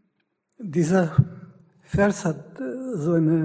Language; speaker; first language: German; non-native, fluent; Russian